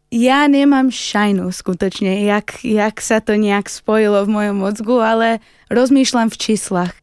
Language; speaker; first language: Slovak; early bilingual, heritage; Slovak